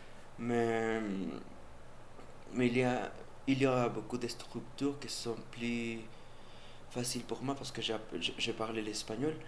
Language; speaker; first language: French; non-native, learner; Spanish